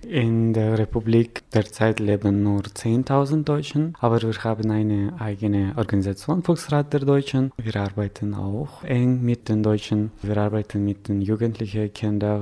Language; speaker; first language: German; non-native, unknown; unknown